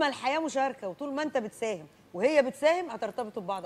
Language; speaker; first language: Arabic; native; Arabic